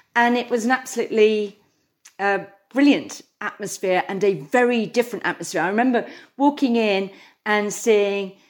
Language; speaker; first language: English; native; English